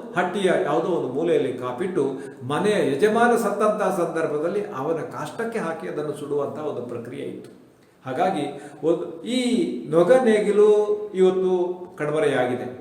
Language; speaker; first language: Kannada; non-native, local second language; Tulu